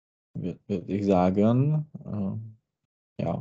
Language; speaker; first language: German; non-native, learner; Czech